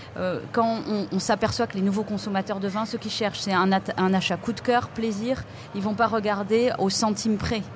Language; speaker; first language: French; native; French